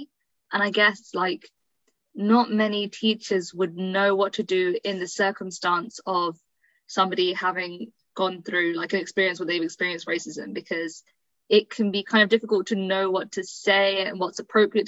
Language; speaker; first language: English; native; English